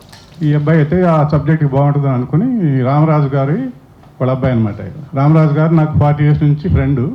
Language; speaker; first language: Telugu; native; Telugu